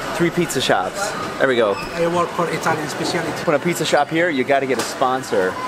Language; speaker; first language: English; native; English